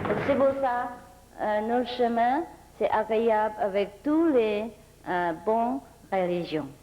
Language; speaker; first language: French; non-native, fluent; Vietnamese